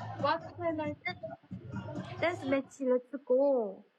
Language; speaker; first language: English; non-native, learner; Korean